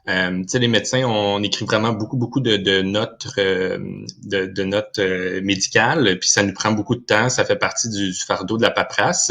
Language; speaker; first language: French; native; French